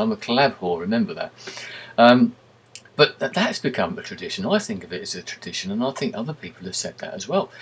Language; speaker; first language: English; native; English